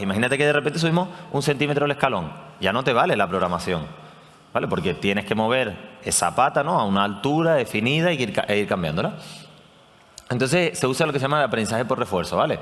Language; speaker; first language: Spanish; native; Spanish